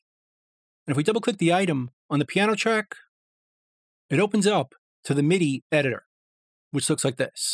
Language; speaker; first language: English; native; English